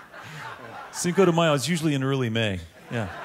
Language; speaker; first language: English; native; English